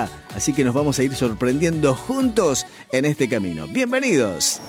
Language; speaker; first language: Spanish; native; Spanish